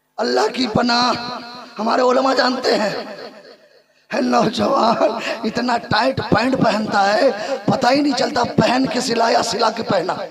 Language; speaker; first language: Hindi; native; Hindi